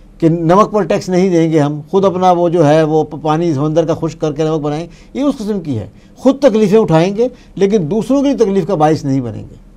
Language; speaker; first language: Hindi; native; Hindi